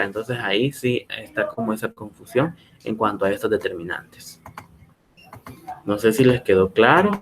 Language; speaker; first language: Spanish; native; Spanish